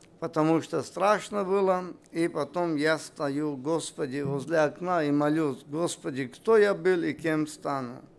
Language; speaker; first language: Russian; non-native, local second language; Armenian